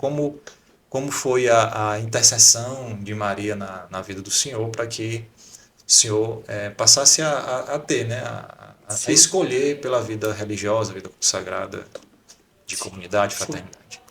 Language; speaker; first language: Portuguese; native; Portuguese